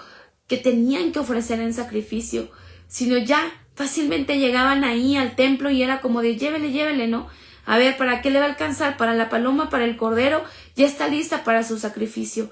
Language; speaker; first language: Spanish; native; Spanish